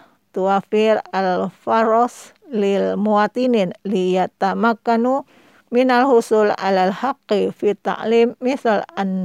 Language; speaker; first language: Arabic; non-native, fluent; Indonesian